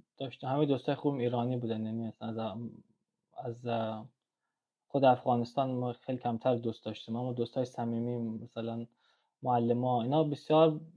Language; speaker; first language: Persian; native; Persian